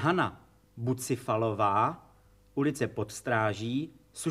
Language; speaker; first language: Czech; native; Czech